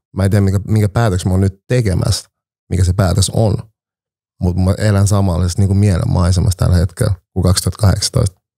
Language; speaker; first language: Finnish; early bilingual, other home language; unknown